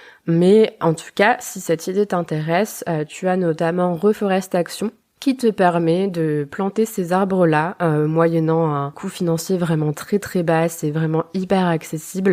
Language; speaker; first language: French; native; French